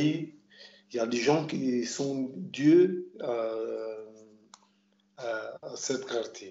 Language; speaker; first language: French; non-native, local second language; Portuguese